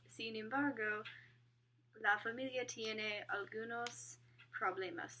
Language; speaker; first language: Spanish; non-native, learner; English